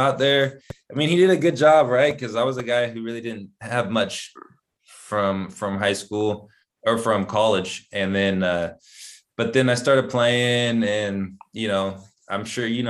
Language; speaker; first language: English; native; English